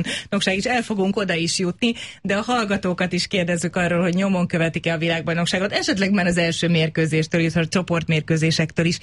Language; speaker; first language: Hungarian; native; Hungarian